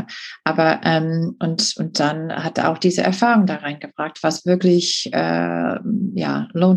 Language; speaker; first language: German; non-native, fluent; English